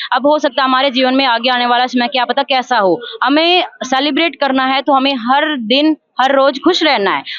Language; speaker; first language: Hindi; native; Hindi